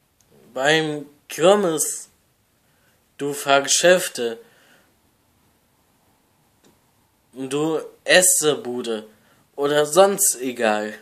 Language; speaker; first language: German; non-native, learner; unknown